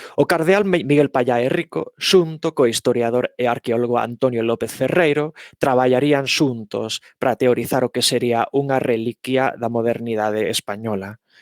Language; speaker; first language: Galician; non-native, fluent; English